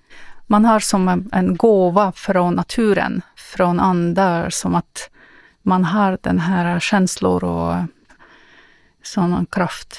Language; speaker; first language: Swedish; non-native, fluent; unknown